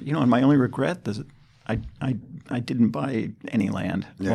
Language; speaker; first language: English; native; English